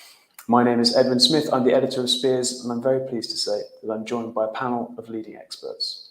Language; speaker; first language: English; native; English